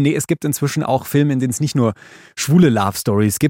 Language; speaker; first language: German; native; German